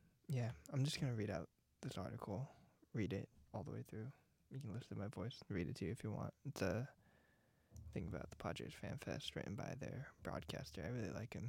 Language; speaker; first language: English; native; English